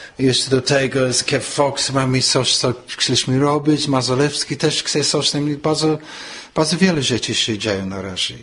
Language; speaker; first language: Polish; non-native, fluent; English